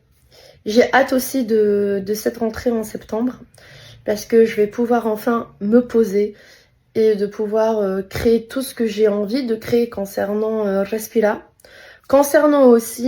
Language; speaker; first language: French; native; French